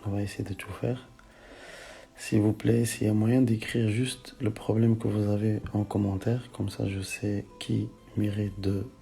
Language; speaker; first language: French; non-native, local second language; Arabic